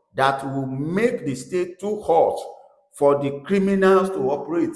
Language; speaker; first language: English; non-native, local second language; Yoruba